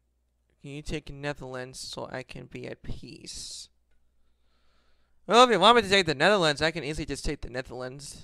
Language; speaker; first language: English; native; English